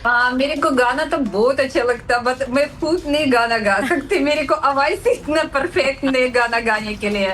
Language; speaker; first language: Hindi; non-native, learner; Russian